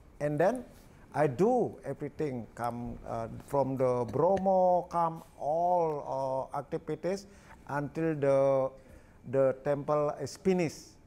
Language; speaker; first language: English; non-native, learner; Balinese